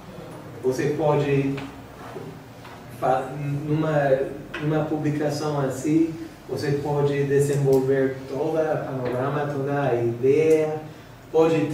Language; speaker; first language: Portuguese; non-native, fluent; English